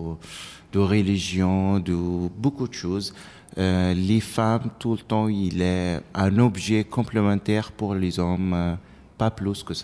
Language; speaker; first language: French; non-native, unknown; Arabic